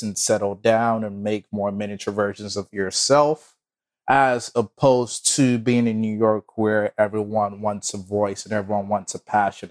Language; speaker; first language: English; non-native, local second language; Igbo